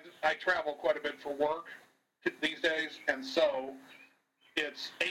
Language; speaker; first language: English; native; English